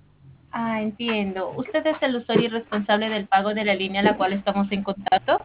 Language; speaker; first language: Spanish; native; Spanish